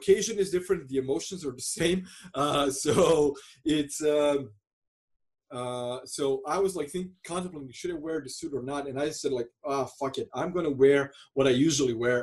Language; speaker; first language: English; non-native, fluent; Croatian